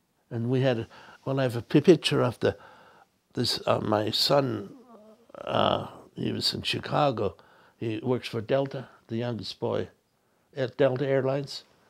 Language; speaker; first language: English; native; English